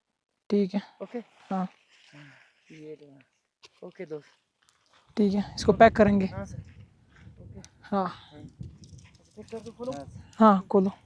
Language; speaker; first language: Hindi; non-native, local second language; Kannada